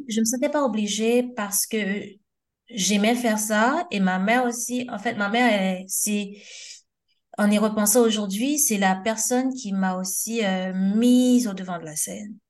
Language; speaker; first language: French; non-native, local second language; Haitian Creole